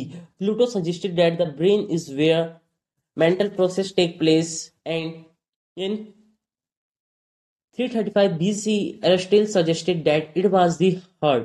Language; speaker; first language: English; non-native, local second language; Hindi